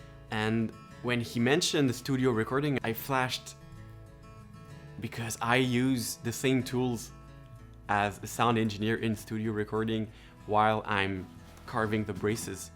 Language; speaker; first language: English; non-native, local second language; French